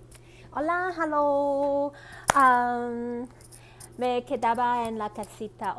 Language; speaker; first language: Spanish; non-native, learner; Cantonese